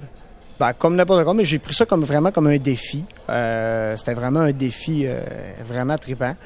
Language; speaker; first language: French; native; French